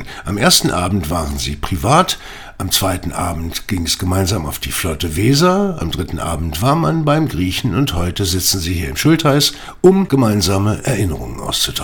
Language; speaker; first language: German; native; German